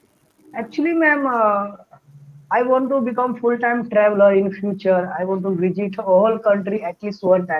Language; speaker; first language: English; non-native, learner; Hindi